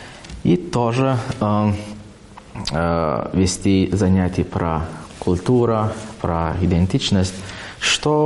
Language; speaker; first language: Russian; non-native, fluent; Lithuanian